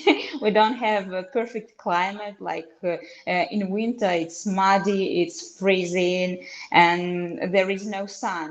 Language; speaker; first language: English; non-native, fluent; Russian